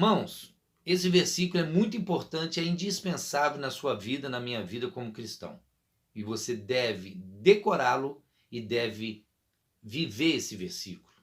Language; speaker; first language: Portuguese; native; Portuguese